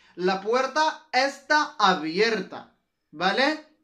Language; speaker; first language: Spanish; non-native, fluent; Arabic